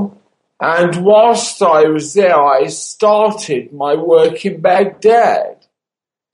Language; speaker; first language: English; native; English